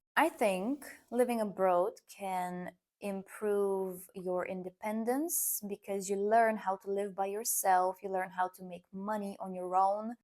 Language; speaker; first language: English; non-native, fluent; Bulgarian